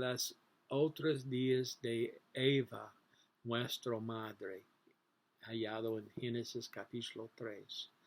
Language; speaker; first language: Spanish; non-native, learner; English